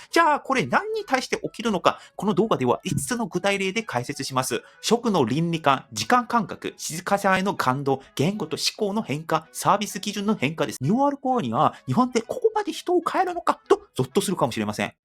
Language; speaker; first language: Japanese; non-native, fluent; Korean